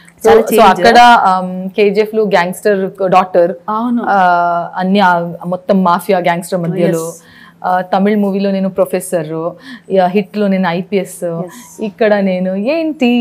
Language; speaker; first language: Telugu; non-native, learner; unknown